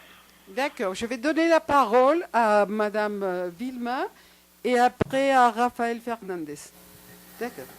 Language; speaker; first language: French; non-native, fluent; Spanish